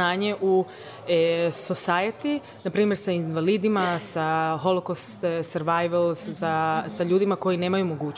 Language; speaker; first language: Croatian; early bilingual, other home language; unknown